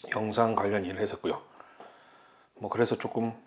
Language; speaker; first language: Korean; native; Korean